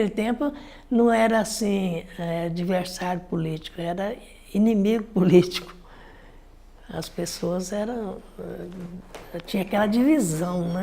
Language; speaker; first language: Portuguese; native; Portuguese